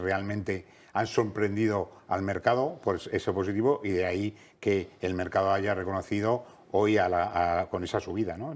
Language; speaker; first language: Spanish; native; Spanish